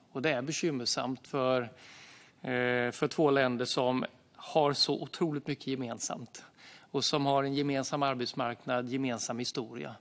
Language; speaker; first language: Swedish; native; Swedish